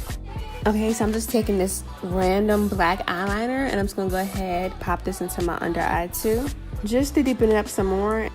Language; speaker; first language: English; native; English